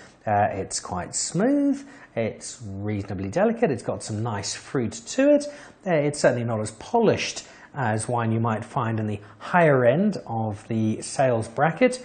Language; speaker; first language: English; native; English